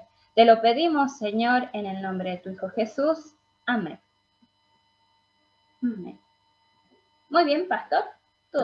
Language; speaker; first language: Spanish; native; Spanish